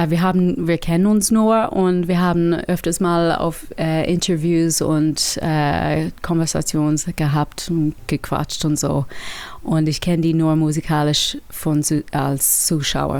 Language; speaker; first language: German; non-native, learner; English